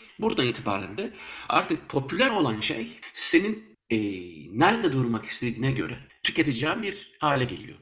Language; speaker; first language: Turkish; early bilingual, heritage; Turkish